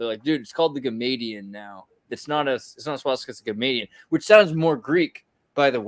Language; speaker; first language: English; native; English